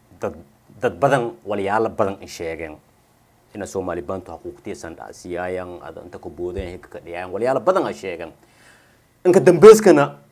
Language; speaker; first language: Somali; non-native, local second language; Maay